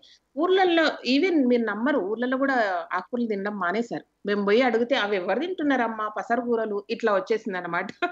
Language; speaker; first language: Telugu; native; Telugu